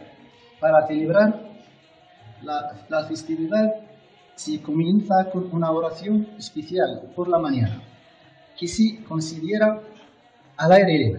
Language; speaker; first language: Spanish; non-native, learner; Arabic